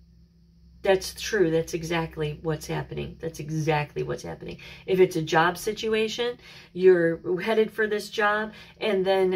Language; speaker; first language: English; native; English